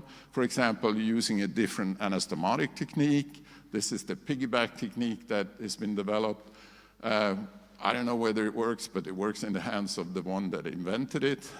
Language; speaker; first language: English; non-native, fluent; Swedish